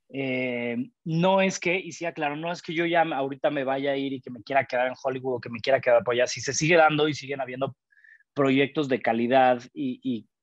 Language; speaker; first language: Spanish; native; Spanish